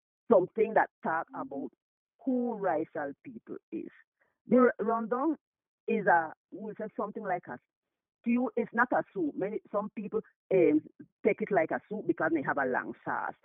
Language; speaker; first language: English; non-native, local second language; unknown